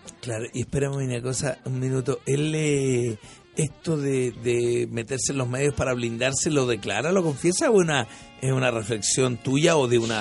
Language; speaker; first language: Spanish; native; Spanish